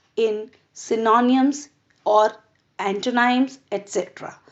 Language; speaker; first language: English; non-native, local second language; Punjabi